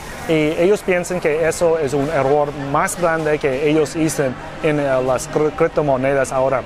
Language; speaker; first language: Spanish; non-native, learner; English